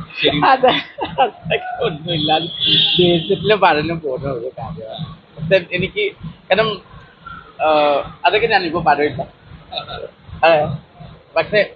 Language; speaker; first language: Malayalam; non-native, local second language; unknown